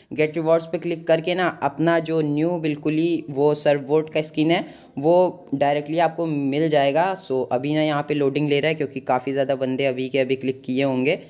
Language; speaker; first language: Hindi; native; Hindi